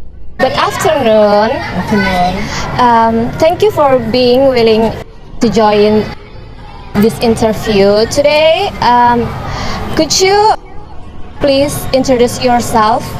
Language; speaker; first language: English; non-native, learner; Indonesian